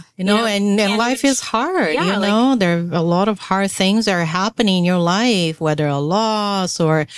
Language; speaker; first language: English; non-native, fluent; Portuguese